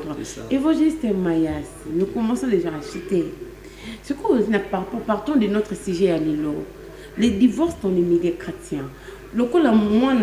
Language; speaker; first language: French; non-native, local second language; Lingala